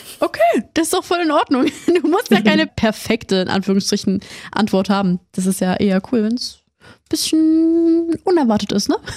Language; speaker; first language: German; native; German